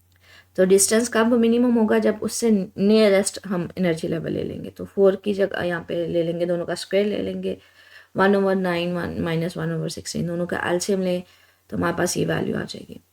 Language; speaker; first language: Hindi; non-native, local second language; Punjabi